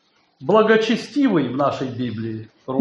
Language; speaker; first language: Polish; non-native, learner; Russian